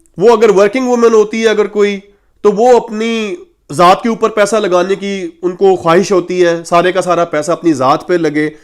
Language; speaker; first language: Urdu; native; Urdu